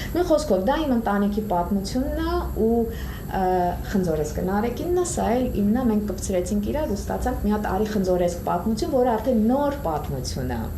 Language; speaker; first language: Armenian; native; Armenian